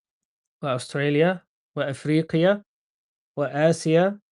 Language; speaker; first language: Arabic; non-native, fluent; English